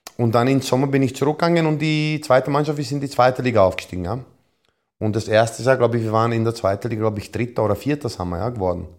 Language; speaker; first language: German; non-native, fluent; Croatian